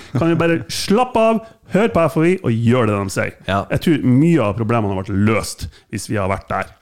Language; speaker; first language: Norwegian; non-native, fluent; German